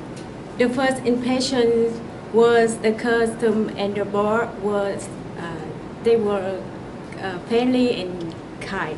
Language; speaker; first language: English; non-native, learner; Vietnamese